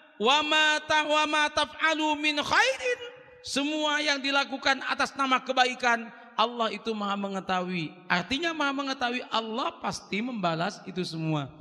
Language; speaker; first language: Indonesian; non-native, local second language; Madurese